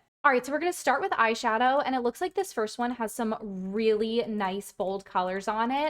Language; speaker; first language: English; native; English